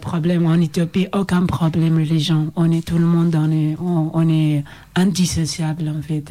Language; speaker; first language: French; non-native, learner; Oromo